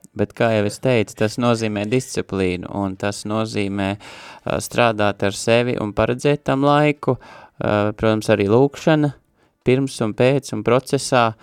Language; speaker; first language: Latvian; native; Latvian